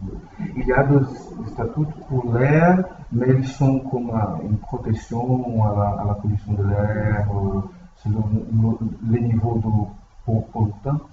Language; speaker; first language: French; non-native, learner; Portuguese